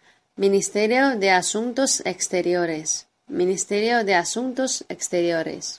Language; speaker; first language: Spanish; non-native, fluent; Chinese